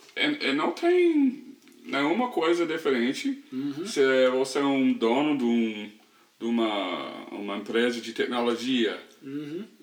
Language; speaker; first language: Portuguese; non-native, learner; English